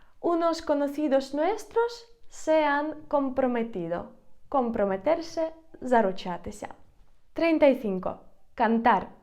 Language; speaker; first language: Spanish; non-native, fluent; Ukrainian